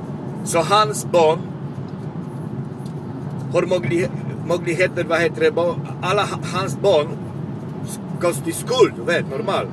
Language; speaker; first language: Swedish; non-native, local second language; Polish